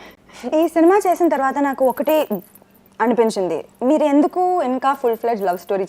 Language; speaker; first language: Telugu; non-native, fluent; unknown